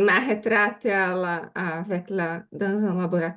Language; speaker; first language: French; non-native, learner; Portuguese